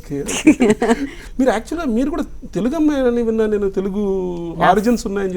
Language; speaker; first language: Telugu; native; Telugu